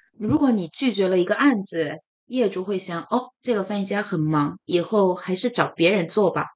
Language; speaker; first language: Chinese; non-native, fluent; Korean